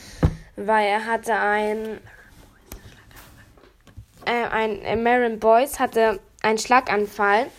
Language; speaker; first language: German; native; German